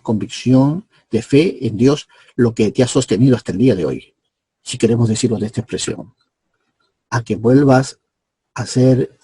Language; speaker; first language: Spanish; native; Spanish